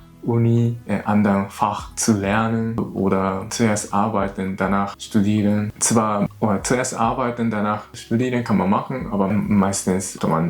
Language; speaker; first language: German; non-native, learner; Japanese